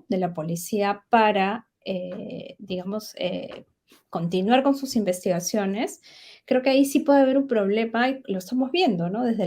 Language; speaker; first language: Spanish; native; Spanish